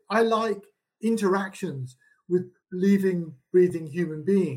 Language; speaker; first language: English; native; English